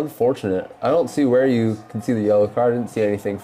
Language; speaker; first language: English; native; English